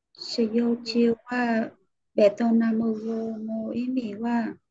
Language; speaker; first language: Japanese; non-native, learner; Vietnamese